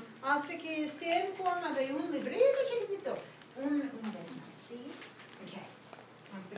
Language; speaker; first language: Spanish; non-native, fluent; English